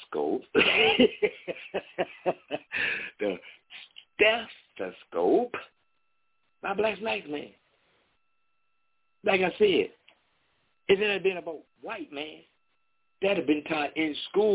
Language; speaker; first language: English; native; English